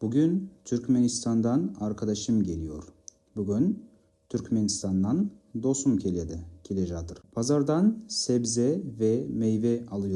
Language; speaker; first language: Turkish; non-native, fluent; Kazakh